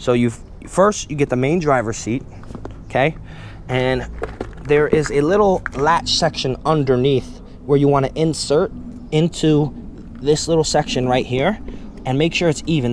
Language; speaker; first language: English; native; English